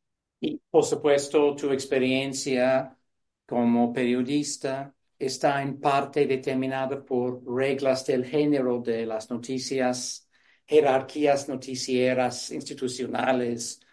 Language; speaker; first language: Spanish; non-native, fluent; English